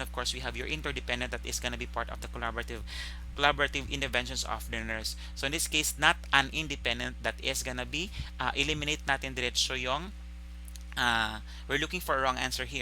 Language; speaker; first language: English; non-native, local second language; Filipino